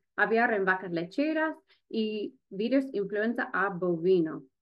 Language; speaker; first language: Spanish; non-native, fluent; English